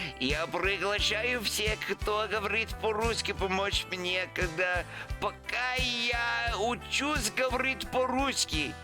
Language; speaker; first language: Russian; non-native, learner; English